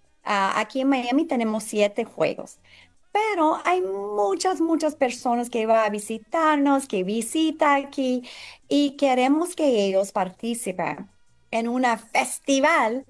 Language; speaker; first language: Spanish; early bilingual, heritage; English